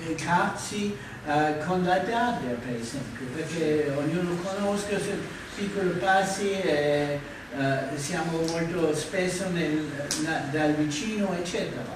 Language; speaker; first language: Italian; non-native, fluent; German